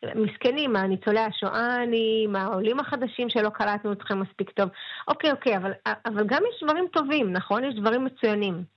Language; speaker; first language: Hebrew; early bilingual, other home language; Russian